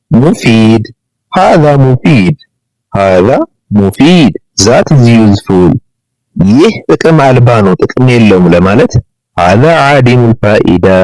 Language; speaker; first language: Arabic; non-native, learner; Amharic